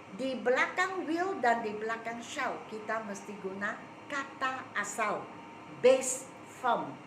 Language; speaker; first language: Malay; non-native, local second language; Chinese